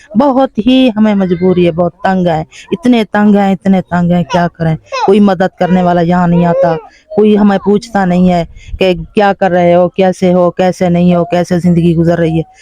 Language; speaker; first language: Urdu; non-native, local second language; Punjabi